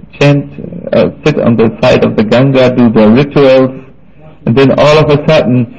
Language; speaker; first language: English; non-native, fluent; German